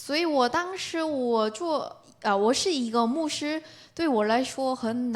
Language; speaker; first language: Chinese; non-native, learner; Korean